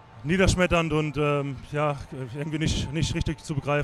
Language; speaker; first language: German; native; German